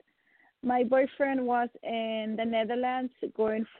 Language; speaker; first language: English; non-native, fluent; Dutch